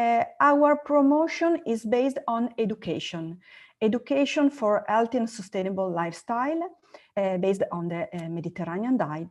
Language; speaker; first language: English; non-native, learner; Italian